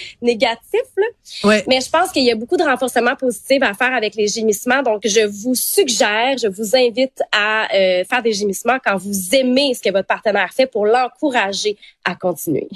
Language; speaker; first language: French; native; French